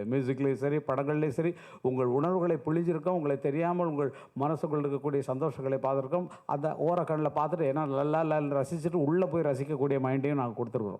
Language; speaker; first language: Tamil; native; Tamil